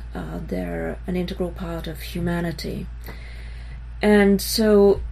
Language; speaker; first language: English; early bilingual, other home language; Hebrew